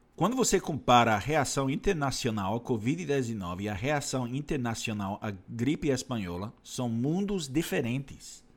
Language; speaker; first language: Portuguese; non-native, fluent; English